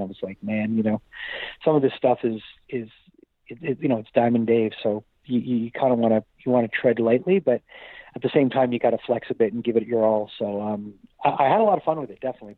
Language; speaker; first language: English; native; English